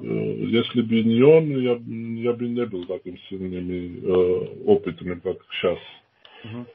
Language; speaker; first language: Russian; non-native, fluent; Georgian